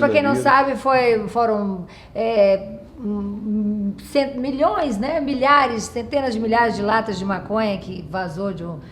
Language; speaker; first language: Portuguese; native; Portuguese